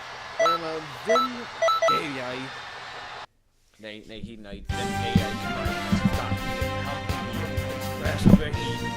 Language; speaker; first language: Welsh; non-native, local second language; English